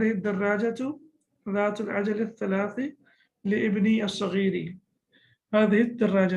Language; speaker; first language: Arabic; non-native, fluent; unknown